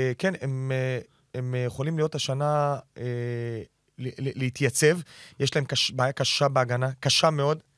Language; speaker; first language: Hebrew; native; Hebrew